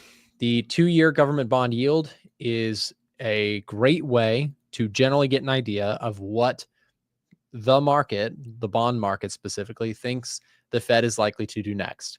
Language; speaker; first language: English; native; English